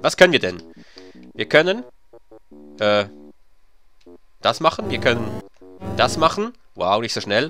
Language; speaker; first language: German; native; German